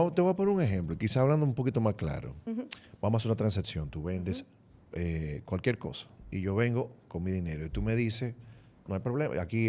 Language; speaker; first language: Spanish; native; Spanish